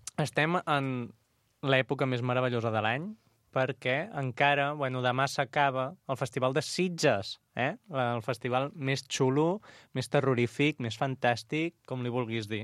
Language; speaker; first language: Catalan; non-native, local second language; Spanish